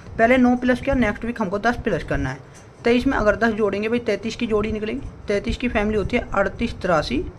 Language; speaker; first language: Hindi; native; Hindi